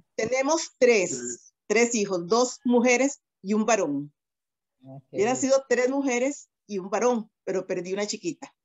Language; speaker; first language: Spanish; native; Spanish